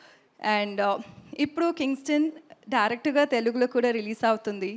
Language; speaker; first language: Telugu; non-native, learner; Tamil